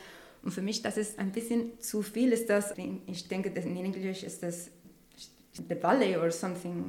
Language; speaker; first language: German; non-native, learner; Spanish